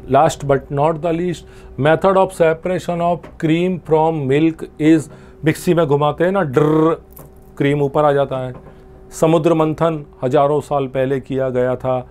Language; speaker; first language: Hindi; non-native, local second language; Gujarati